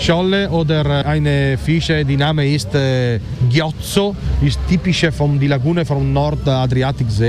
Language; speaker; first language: German; non-native, learner; Italian